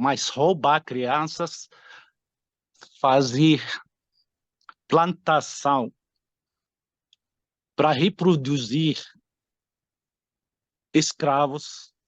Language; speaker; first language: Portuguese; non-native, fluent; Arabic